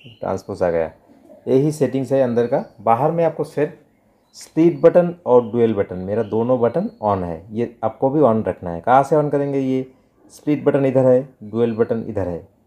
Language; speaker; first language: Hindi; non-native, local second language; Bangla